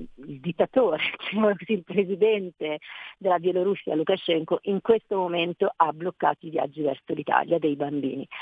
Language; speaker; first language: Italian; native; Italian